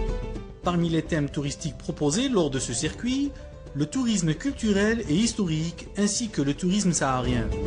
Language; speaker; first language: French; non-native, local second language; Arabic